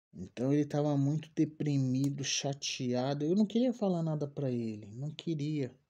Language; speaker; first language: Portuguese; native; Portuguese